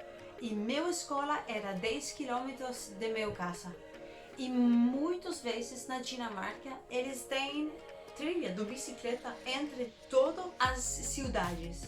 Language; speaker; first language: Portuguese; non-native, learner; Danish